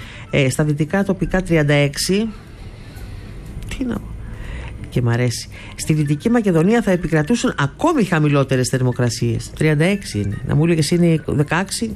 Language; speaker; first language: Greek; native; Greek